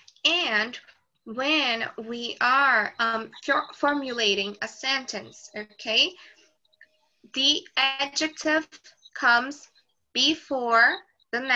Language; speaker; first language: English; non-native, fluent; Portuguese